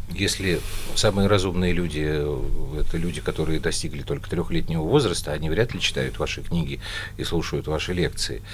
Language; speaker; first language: Russian; native; Russian